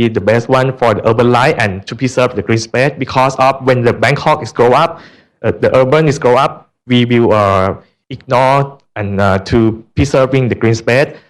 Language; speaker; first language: English; non-native, learner; Thai